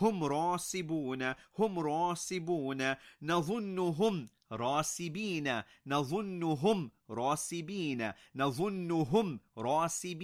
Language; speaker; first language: Arabic; non-native, fluent; English